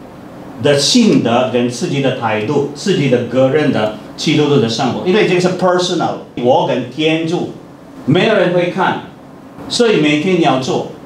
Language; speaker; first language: Chinese; non-native, fluent; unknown